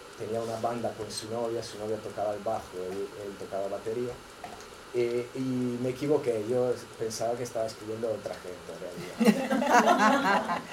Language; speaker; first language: Spanish; non-native, fluent; Italian